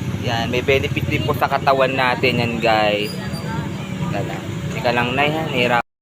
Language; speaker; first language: Filipino; native; Filipino